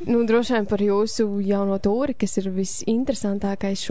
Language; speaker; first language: Latvian; native; Latvian